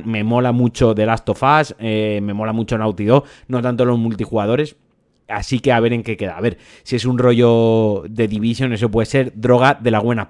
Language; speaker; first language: Spanish; native; Spanish